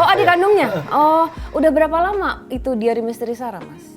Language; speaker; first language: Indonesian; native; Indonesian